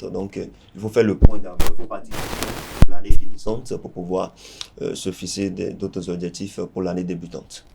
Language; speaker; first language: French; non-native, local second language; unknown